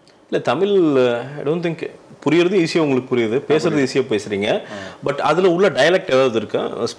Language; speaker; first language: Tamil; native; Tamil